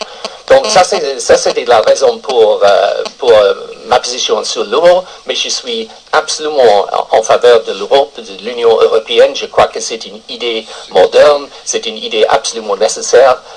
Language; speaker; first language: French; non-native, fluent; English